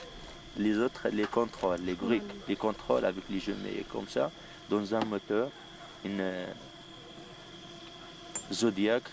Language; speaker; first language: French; non-native, local second language; Arabic